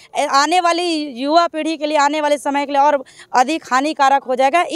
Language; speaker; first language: Hindi; native; Hindi